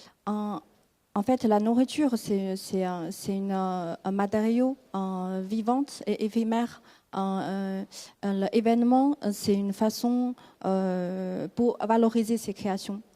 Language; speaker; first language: French; non-native, fluent; Chinese